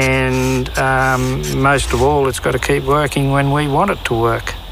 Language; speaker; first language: English; native; English